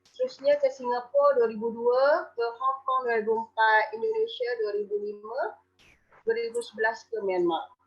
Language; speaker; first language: Malay; native; Malay